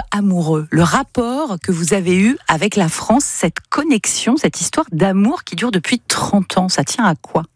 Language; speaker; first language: French; native; French